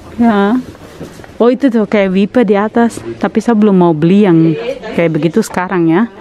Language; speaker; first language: Indonesian; native; Indonesian